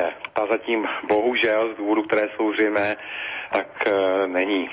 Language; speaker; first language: Czech; native; Czech